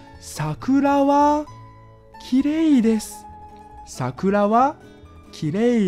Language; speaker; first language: Japanese; non-native, fluent; Chinese